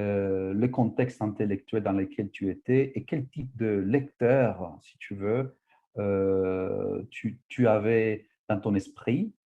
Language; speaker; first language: French; non-native, fluent; Spanish